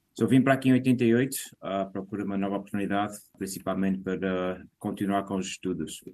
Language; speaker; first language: Portuguese; native; Portuguese